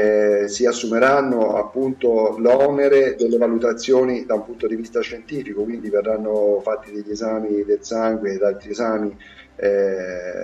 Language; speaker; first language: Italian; native; Italian